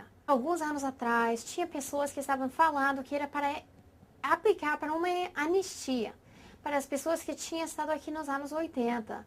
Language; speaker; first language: Portuguese; non-native, fluent; English